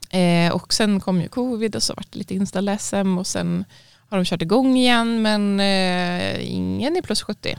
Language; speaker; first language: Swedish; native; Swedish